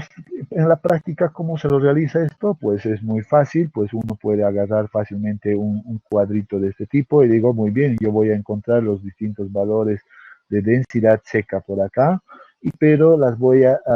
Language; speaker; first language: Spanish; native; Spanish